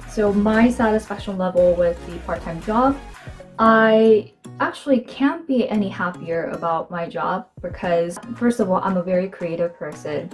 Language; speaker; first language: English; non-native, fluent; Korean